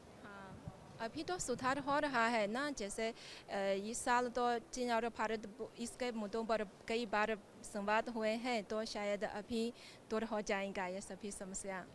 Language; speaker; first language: Hindi; non-native, fluent; Chinese